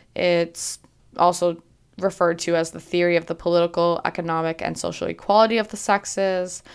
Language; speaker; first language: English; native; English